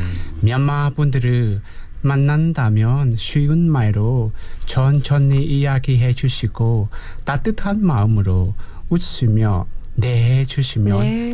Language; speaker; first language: Korean; non-native, fluent; Burmese